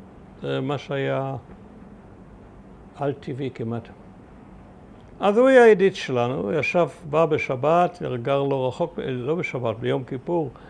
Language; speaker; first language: Hebrew; early bilingual, other home language; German